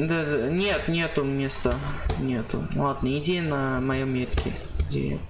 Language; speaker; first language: Russian; non-native, learner; Armenian